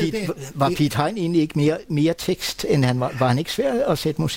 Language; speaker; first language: Danish; native; Danish